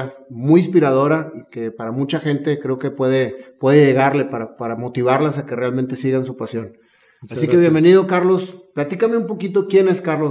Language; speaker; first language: Spanish; native; Spanish